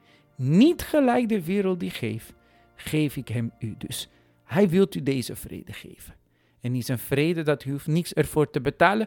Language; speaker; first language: Dutch; non-native, fluent; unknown